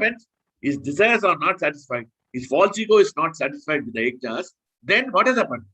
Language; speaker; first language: English; non-native, local second language; Hindi